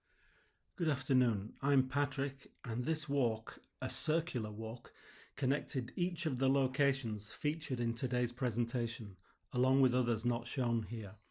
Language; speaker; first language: English; native; English